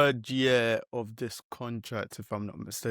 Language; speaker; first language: English; native; English